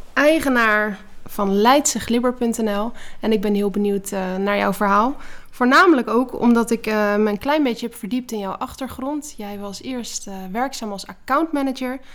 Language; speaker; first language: Dutch; native; Dutch